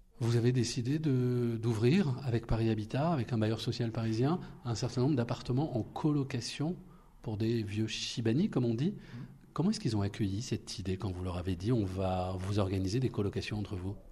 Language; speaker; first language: French; native; French